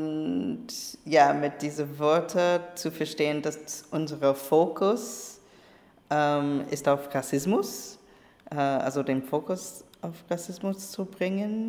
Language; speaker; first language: German; non-native, learner; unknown